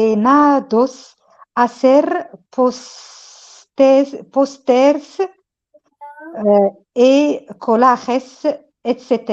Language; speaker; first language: Spanish; non-native, learner; Arabic